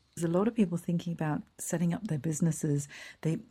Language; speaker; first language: English; native; English